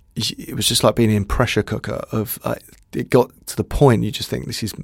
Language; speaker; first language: English; native; English